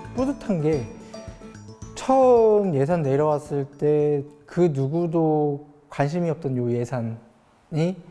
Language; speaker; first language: Korean; native; Korean